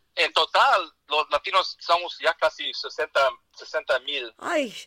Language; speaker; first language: Spanish; early bilingual, heritage; Spanish